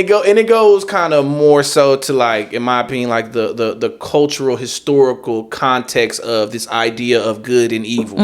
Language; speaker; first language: English; native; English